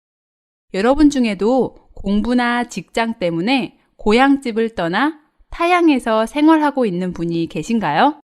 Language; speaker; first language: Korean; native; Korean